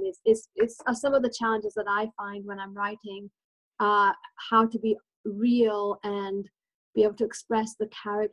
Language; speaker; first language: English; native; English